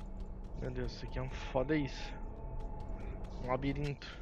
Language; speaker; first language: Portuguese; native; Portuguese